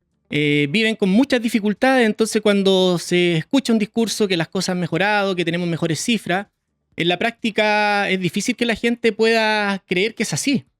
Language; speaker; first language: Spanish; native; Spanish